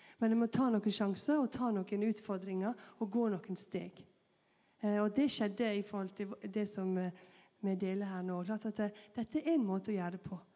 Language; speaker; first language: Norwegian; native; Norwegian